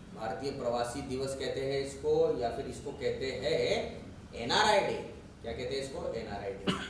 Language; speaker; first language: Hindi; non-native, local second language; Marathi